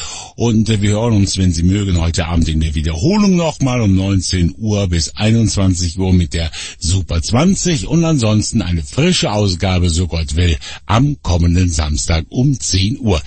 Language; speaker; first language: German; native; German